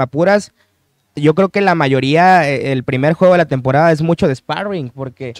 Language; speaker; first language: Spanish; native; Spanish